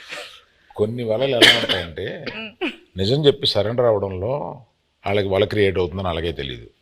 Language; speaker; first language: Telugu; native; Telugu